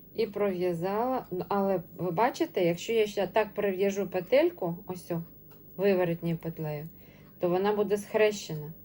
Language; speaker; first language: Ukrainian; non-native, local second language; Russian